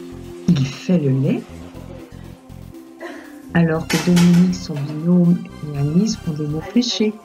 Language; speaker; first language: French; native; French